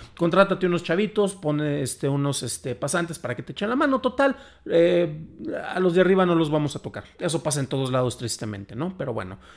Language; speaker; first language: Spanish; native; Spanish